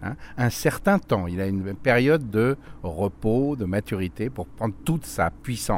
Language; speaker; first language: French; native; French